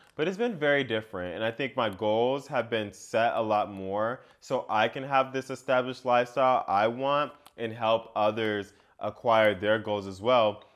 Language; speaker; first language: English; native; English